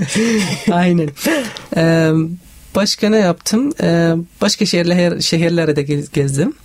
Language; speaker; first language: Turkish; non-native, learner; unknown